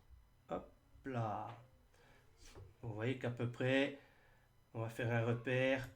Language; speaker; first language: French; native; French